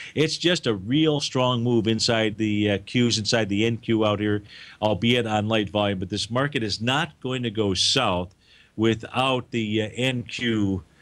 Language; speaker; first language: English; native; English